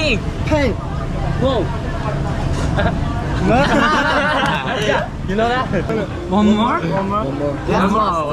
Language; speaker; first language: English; non-native, learner; Korean